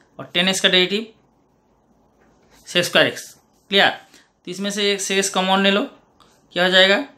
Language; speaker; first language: Hindi; non-native, local second language; Bangla